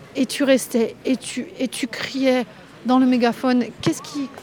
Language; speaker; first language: French; native; French